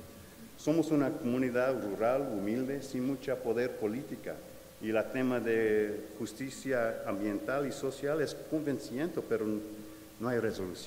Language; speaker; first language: Spanish; non-native, fluent; English